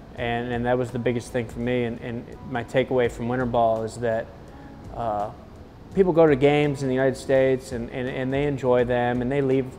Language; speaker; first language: English; native; English